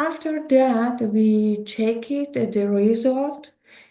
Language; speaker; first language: English; non-native, learner; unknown